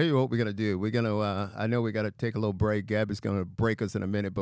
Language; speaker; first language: English; native; English